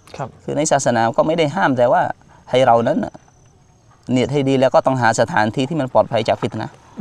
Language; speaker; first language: Thai; non-native, local second language; Malay